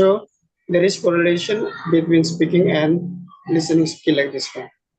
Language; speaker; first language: English; non-native, learner; Indonesian